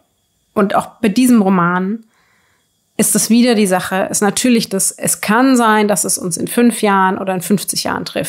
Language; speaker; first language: German; native; German